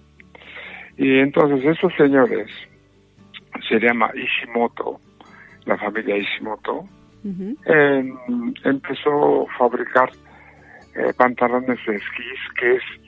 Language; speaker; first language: Spanish; non-native, fluent; Japanese